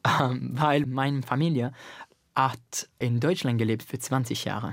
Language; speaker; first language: German; non-native, fluent; Italian